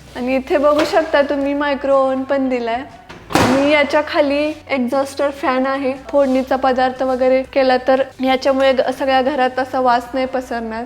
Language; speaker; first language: Marathi; native; Marathi